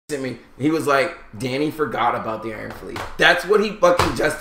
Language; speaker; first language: English; native; English